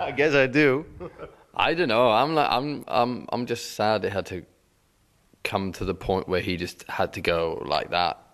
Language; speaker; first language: English; non-native, fluent; Swedish